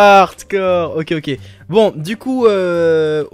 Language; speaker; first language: French; native; French